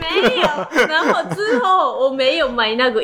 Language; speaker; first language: Chinese; non-native, learner; Japanese